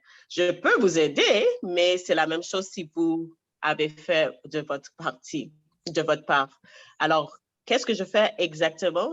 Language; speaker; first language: French; non-native, learner; English